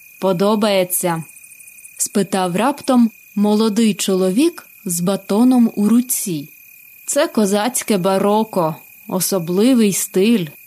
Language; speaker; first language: Ukrainian; native; Ukrainian